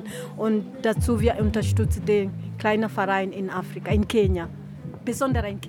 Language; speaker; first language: German; non-native, learner; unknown